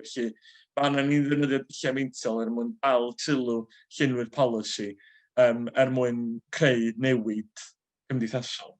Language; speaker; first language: Welsh; native; Welsh